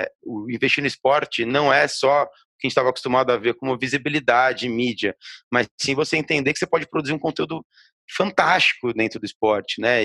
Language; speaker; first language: Portuguese; native; Portuguese